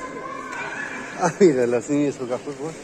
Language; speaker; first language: Spanish; non-native, learner; German